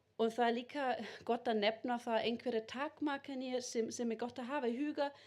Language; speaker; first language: Icelandic; non-native, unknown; German